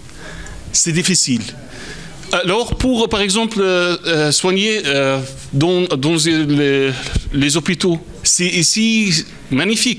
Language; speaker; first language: French; non-native, fluent; Arabic